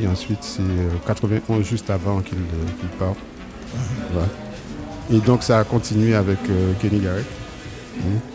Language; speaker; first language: French; native; French